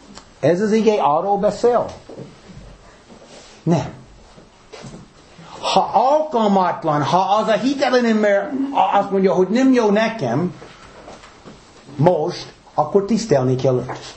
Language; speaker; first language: Hungarian; non-native, fluent; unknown